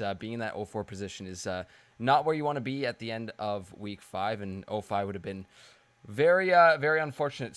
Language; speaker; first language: English; native; English